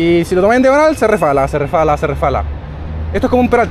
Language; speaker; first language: Spanish; native; Spanish